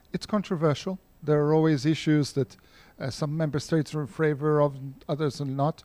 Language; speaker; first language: English; non-native, fluent; Portuguese